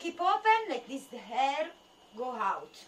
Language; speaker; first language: English; non-native, learner; Italian